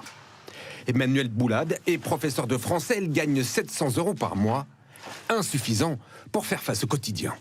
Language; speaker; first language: French; native; French